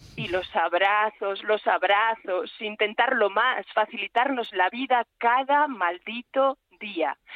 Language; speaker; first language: Spanish; native; Spanish